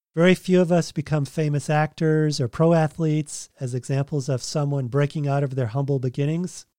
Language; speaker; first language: English; native; English